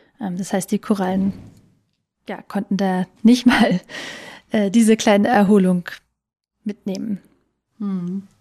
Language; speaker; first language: German; native; German